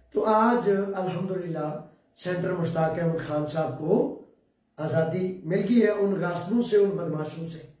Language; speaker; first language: Urdu; non-native, local second language; Punjabi